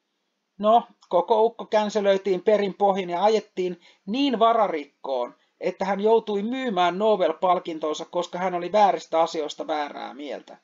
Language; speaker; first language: Finnish; native; Finnish